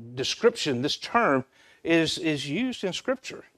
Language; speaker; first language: English; native; English